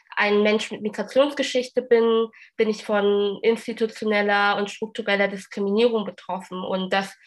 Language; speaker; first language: German; early bilingual, other home language; Vietnamese